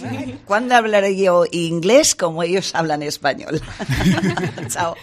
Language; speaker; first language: Spanish; native; Spanish